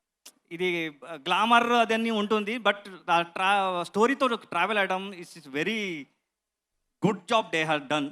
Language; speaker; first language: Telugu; non-native, learner; Kannada